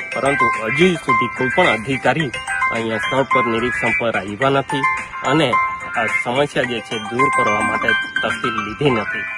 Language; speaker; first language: Gujarati; non-native, local second language; Gamit